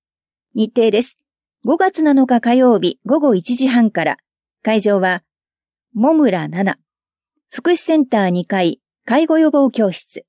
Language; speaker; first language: Japanese; native; Japanese